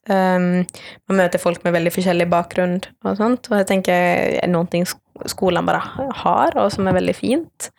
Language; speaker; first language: Swedish; native; Swedish